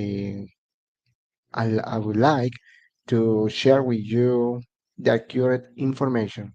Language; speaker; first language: English; non-native, learner; Spanish